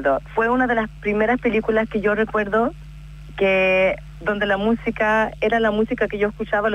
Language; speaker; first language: Spanish; non-native, fluent; English